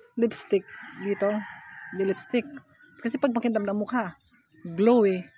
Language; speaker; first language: Filipino; non-native, local second language; Hiligaynon